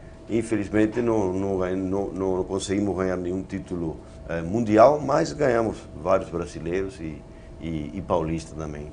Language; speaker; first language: Portuguese; native; Portuguese